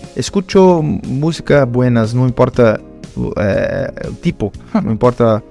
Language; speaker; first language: Spanish; non-native, learner; Portuguese